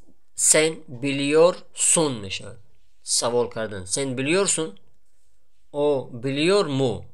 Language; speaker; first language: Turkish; non-native, fluent; Tajik